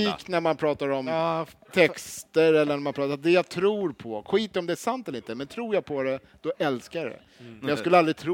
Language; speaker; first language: Swedish; native; Swedish